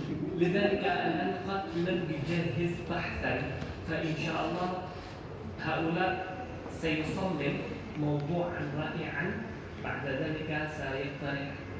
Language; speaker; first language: Arabic; non-native, fluent; Indonesian